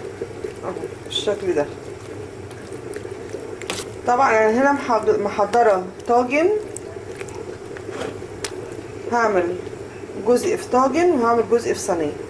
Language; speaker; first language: Arabic; native; Arabic